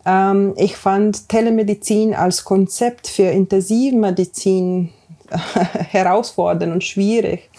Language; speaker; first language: German; non-native, fluent; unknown